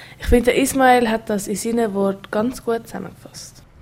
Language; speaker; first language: German; native; German